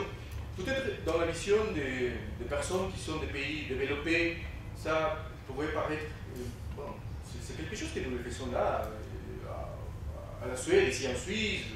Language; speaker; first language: French; non-native, fluent; Spanish